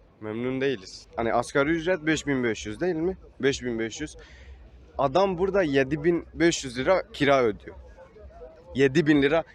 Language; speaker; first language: Turkish; non-native, local second language; Kurdish